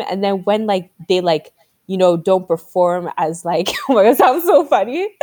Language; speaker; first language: English; native; English